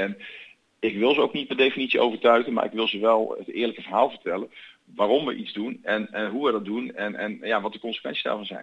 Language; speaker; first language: Dutch; native; Dutch